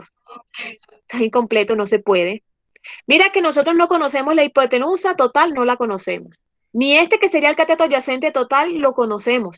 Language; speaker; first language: Spanish; native; Spanish